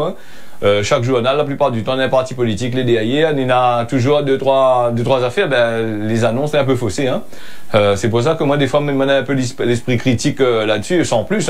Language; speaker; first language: French; non-native, local second language; Réunion Creole French